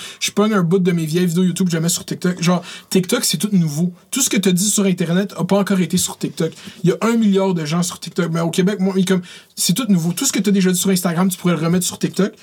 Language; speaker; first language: French; early bilingual, other home language; Arabic